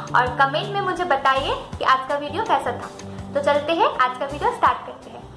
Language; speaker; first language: Hindi; non-native, local second language; Bangla